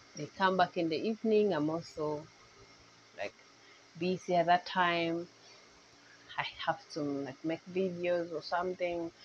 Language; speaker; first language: English; non-native, local second language; Nyankole